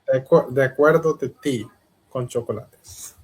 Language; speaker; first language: Spanish; non-native, learner; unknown